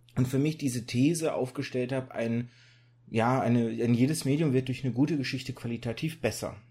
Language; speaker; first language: German; native; German